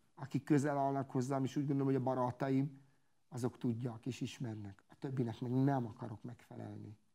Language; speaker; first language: Hungarian; non-native, local second language; Romany